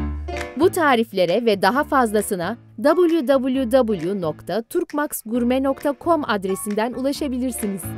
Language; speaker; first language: Turkish; native; Turkish